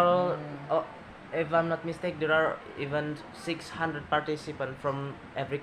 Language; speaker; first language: English; non-native, learner; Indonesian